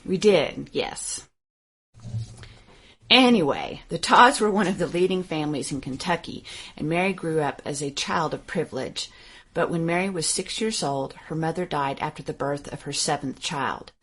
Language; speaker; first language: English; native; English